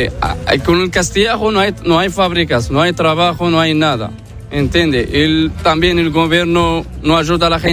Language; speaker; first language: Spanish; non-native, learner; Arabic